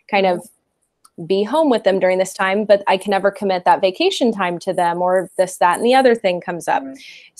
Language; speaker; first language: English; native; English